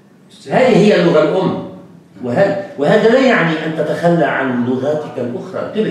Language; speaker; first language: Arabic; native; Arabic